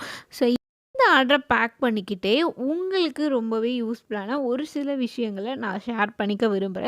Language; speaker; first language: Tamil; native; Tamil